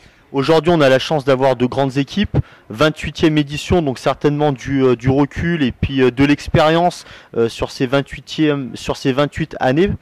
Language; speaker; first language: French; native; French